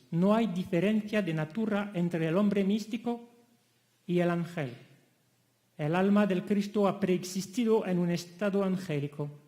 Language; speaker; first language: Spanish; non-native, fluent; French